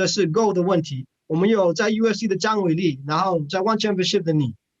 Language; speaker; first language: Chinese; non-native, learner; English